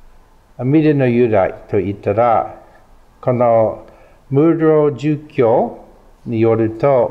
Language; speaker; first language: Japanese; non-native, fluent; English